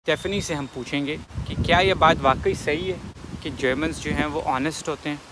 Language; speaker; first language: Urdu; native; Urdu